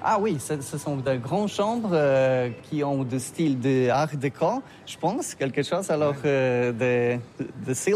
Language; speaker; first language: French; non-native, learner; Polish